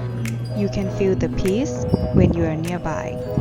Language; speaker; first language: English; non-native, learner; Thai